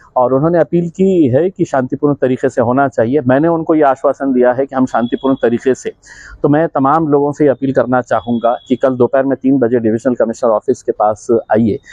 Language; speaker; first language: Urdu; native; Urdu